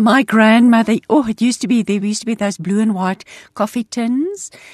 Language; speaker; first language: English; non-native, local second language; Afrikaans